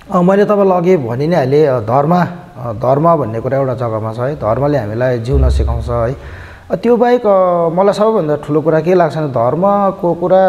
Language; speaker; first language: Nepali; native; Nepali